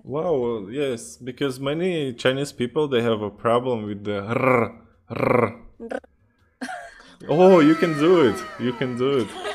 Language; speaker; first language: English; non-native, fluent; Russian